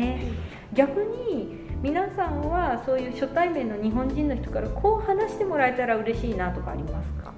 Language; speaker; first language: Japanese; native; Japanese